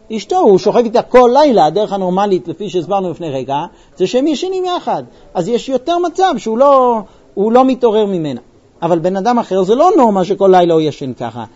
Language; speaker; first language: Hebrew; non-native, fluent; English